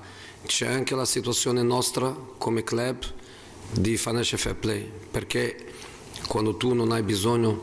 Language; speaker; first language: Italian; non-native, fluent; Portuguese